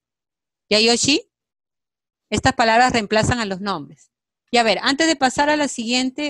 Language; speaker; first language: Spanish; native; Spanish